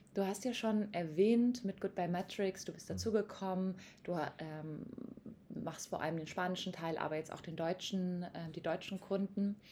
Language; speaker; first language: German; native; German